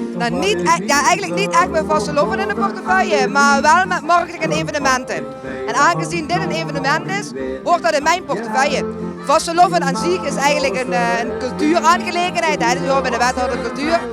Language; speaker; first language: Dutch; native; Dutch